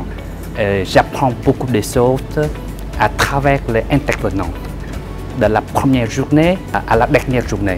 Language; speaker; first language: French; non-native, fluent; Vietnamese